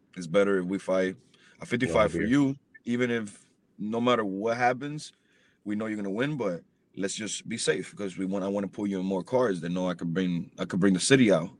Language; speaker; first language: English; early bilingual, other home language; Spanish